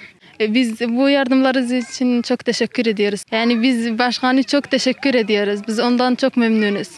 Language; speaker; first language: Turkish; non-native, learner; Arabic